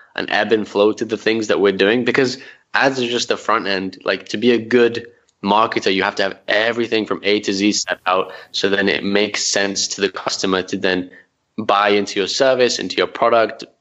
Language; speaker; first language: English; early bilingual, other home language; Arabic